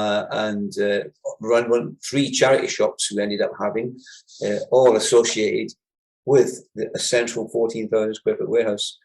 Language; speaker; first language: English; native; English